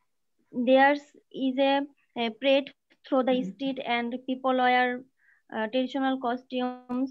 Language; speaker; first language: English; non-native, learner; Bangla